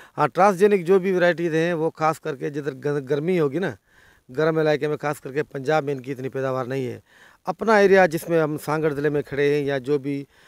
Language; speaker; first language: Urdu; non-native, local second language; Sindhi